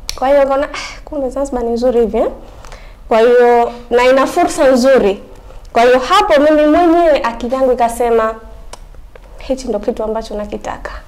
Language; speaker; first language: Swahili; native; Swahili